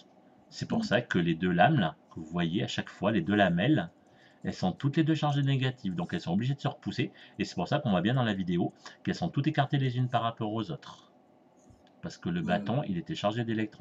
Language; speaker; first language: French; native; French